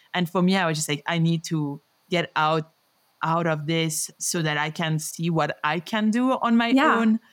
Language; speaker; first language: English; non-native, fluent; French